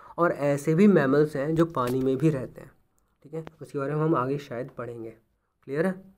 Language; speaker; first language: Hindi; native; Hindi